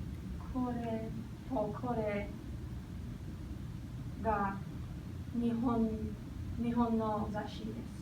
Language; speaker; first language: Japanese; non-native, learner; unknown